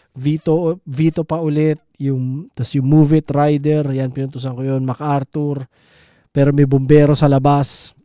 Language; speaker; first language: Filipino; native; Filipino